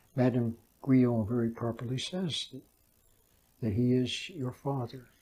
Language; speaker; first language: English; native; English